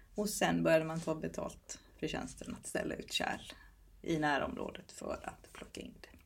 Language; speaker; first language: Swedish; native; Swedish